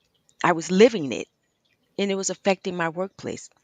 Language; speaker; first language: English; native; English